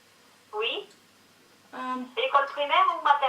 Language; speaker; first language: French; native; French